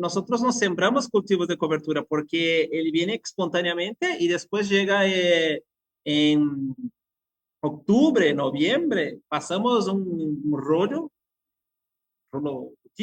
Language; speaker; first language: Spanish; non-native, fluent; Portuguese